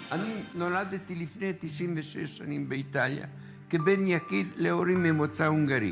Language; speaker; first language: Hebrew; non-native, fluent; Italian